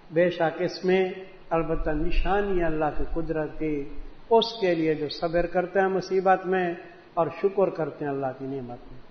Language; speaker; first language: Urdu; non-native, local second language; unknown